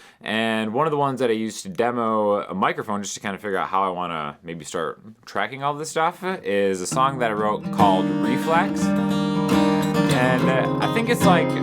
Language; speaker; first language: English; native; English